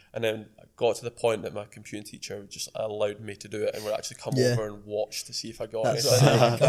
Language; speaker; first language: English; native; English